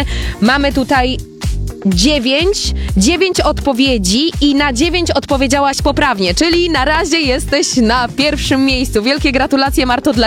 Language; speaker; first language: Polish; native; Polish